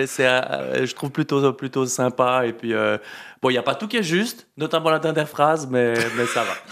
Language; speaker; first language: French; native; French